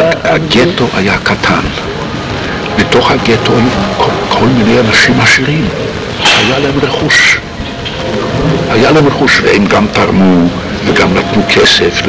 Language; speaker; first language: Hebrew; non-native, fluent; Polish